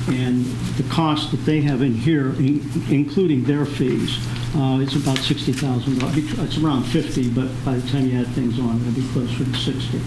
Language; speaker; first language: English; native; English